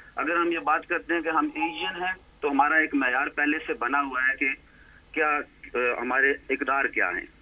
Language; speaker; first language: Urdu; native; Urdu